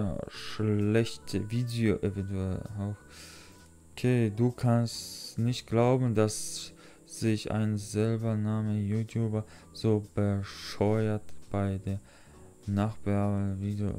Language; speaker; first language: German; non-native, learner; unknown